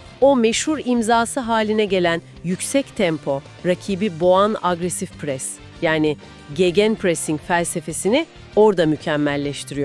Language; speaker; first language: Turkish; native; Turkish